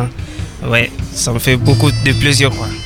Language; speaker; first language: French; non-native, local second language; Lingala